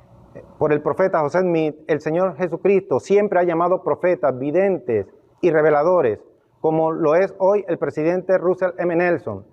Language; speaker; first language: Spanish; native; Spanish